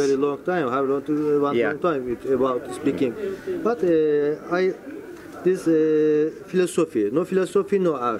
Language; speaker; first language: English; non-native, learner; Turkish